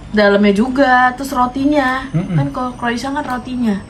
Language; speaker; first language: Indonesian; native; Indonesian